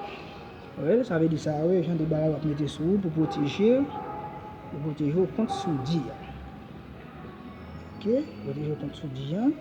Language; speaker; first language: French; non-native, learner; Haitian Creole